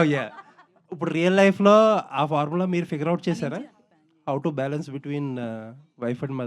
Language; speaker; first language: Telugu; native; Telugu